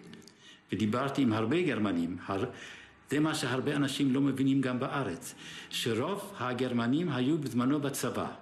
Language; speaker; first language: Hebrew; early bilingual, other home language; German